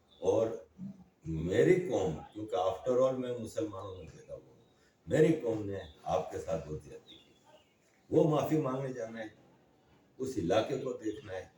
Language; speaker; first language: Urdu; native; Urdu